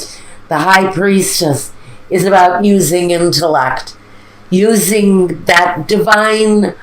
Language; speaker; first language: English; native; English